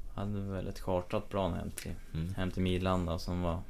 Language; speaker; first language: Swedish; native; Swedish